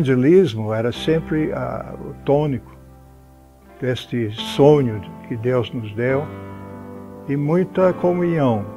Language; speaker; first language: Portuguese; non-native, fluent; English